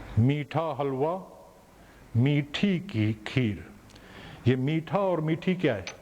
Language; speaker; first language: Urdu; native; Urdu